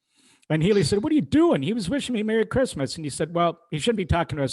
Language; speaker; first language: English; native; English